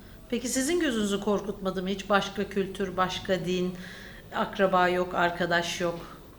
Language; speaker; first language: Turkish; native; Turkish